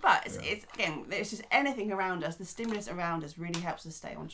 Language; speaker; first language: English; native; English